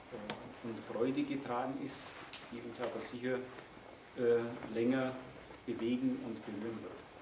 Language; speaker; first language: German; native; German